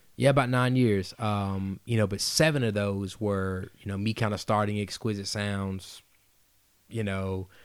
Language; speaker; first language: English; native; English